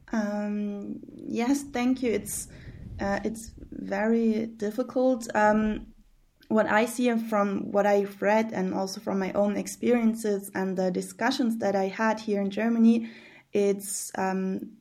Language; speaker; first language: English; early bilingual, heritage; German